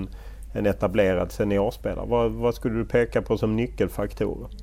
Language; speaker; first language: Swedish; native; Swedish